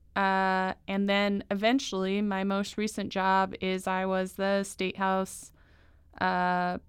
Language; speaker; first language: English; native; English